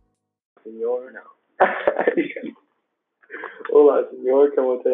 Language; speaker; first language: Spanish; non-native, learner; English